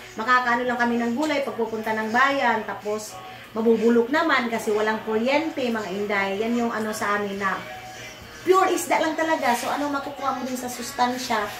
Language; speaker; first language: Filipino; non-native, local second language; Cebuano